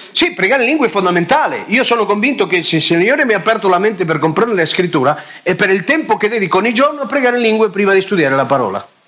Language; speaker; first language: Italian; non-native, fluent; Spanish